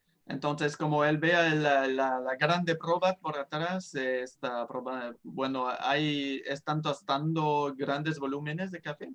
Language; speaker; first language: Spanish; non-native, fluent; French